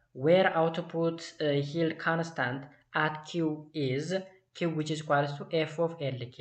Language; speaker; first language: English; non-native, local second language; Amharic